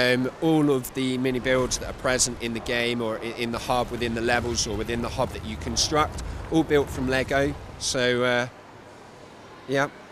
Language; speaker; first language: English; native; English